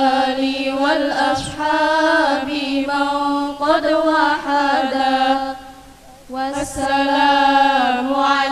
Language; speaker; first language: Arabic; non-native, learner; Indonesian